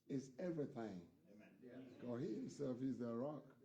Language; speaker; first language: English; non-native, fluent; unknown